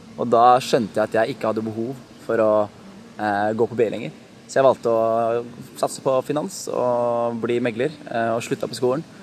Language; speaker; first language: Norwegian; early bilingual, other home language; Somali